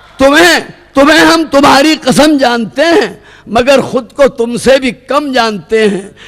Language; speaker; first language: Urdu; native; Urdu